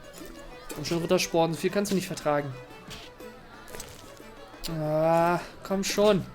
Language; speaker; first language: German; native; German